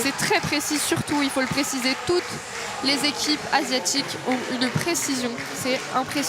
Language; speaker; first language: French; native; French